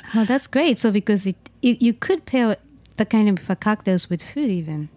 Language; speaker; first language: English; non-native, fluent; Japanese